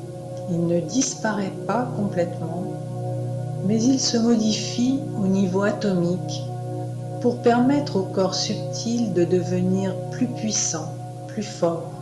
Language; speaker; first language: French; native; French